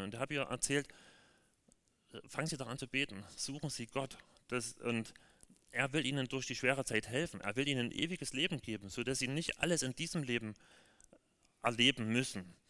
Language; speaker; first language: German; native; German